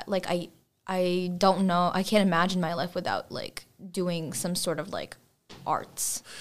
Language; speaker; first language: English; non-native, fluent; Russian